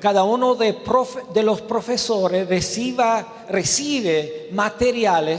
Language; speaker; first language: Spanish; non-native, learner; Romanian